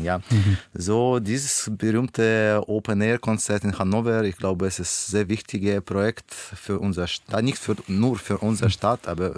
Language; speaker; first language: German; non-native, learner; Russian